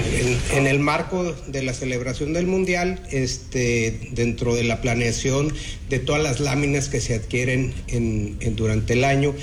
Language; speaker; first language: Spanish; native; Spanish